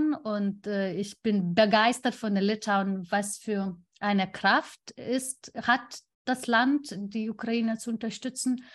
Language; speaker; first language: German; non-native, fluent; Lithuanian